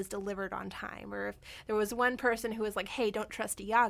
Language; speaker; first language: English; native; English